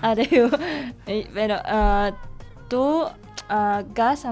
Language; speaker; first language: Catalan; non-native, learner; Indonesian